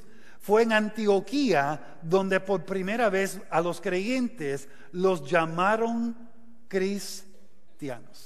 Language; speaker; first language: Spanish; non-native, fluent; English